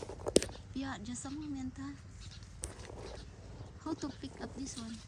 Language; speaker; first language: English; non-native, learner; Filipino